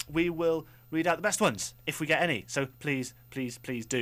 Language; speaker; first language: English; native; English